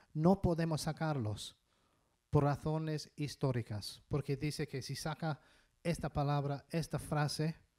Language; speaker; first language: Spanish; non-native, fluent; English